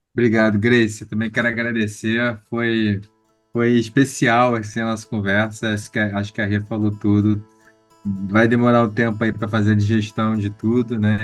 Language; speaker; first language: Portuguese; native; Portuguese